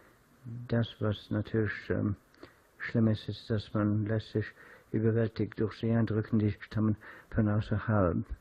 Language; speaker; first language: German; non-native, fluent; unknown